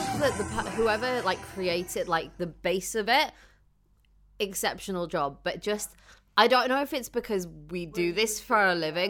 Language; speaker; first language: English; native; English